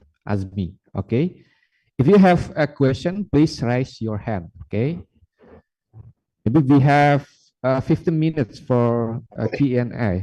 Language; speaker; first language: English; non-native, fluent; Indonesian